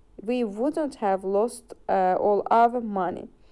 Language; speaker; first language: English; non-native, fluent; Azerbaijani